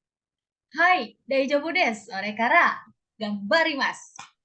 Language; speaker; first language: Japanese; non-native, learner; Indonesian